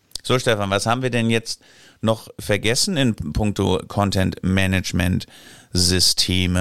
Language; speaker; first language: German; native; German